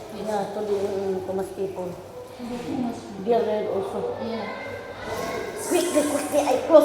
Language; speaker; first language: English; non-native, local second language; Filipino